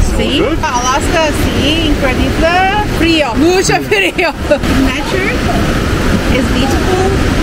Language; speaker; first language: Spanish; non-native, learner; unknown